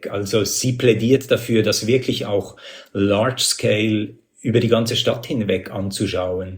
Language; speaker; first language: German; native; German